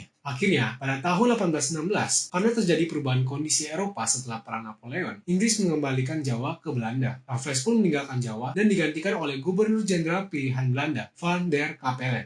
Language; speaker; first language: Indonesian; native; Indonesian